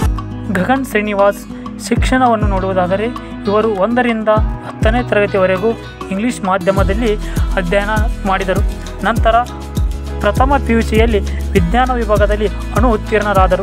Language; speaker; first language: Kannada; native; Kannada